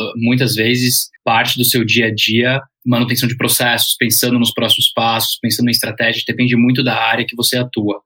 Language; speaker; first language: Portuguese; early bilingual, heritage; Portuguese